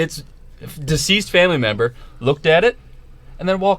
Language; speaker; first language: English; native; English